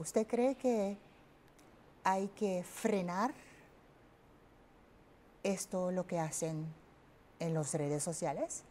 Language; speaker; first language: Spanish; non-native, fluent; Papiamento